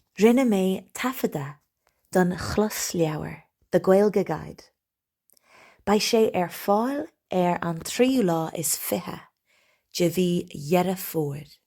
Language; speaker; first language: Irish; non-native, local second language; English